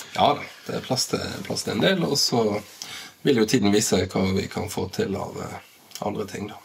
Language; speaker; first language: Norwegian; native; Norwegian